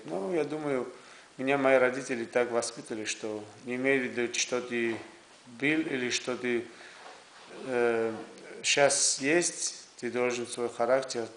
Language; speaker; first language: Russian; non-native, fluent; Armenian